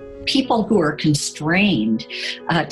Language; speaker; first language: English; native; English